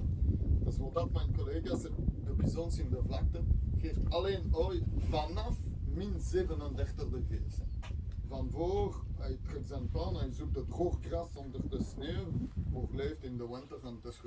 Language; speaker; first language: Dutch; non-native, learner; French